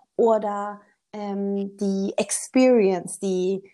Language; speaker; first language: German; non-native, fluent; Swedish